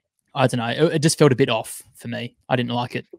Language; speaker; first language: English; native; English